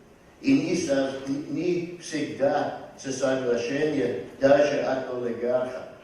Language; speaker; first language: Russian; non-native, fluent; English